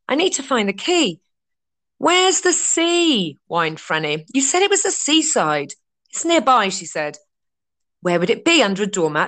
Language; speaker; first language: English; native; English